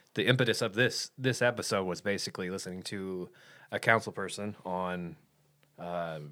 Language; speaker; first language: English; native; English